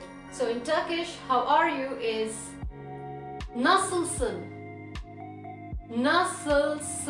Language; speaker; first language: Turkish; non-native, fluent; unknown